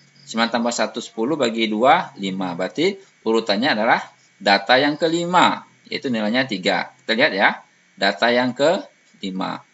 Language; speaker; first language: Indonesian; native; Indonesian